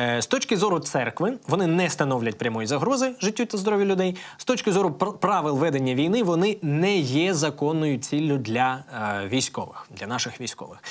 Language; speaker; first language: Ukrainian; native; Ukrainian